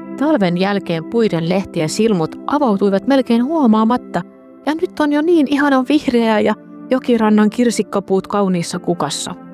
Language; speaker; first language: Finnish; native; Finnish